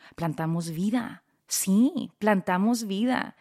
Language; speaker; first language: Spanish; early bilingual, heritage; Spanish